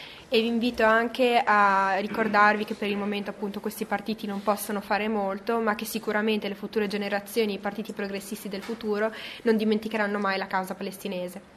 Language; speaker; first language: Italian; native; Italian